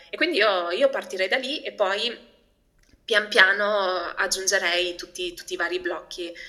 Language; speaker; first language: Italian; early bilingual, other home language; Albanian